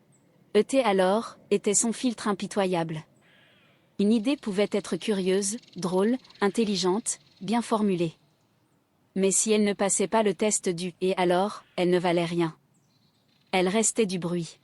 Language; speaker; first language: French; native; French